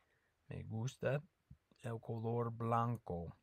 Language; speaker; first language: Spanish; non-native, fluent; English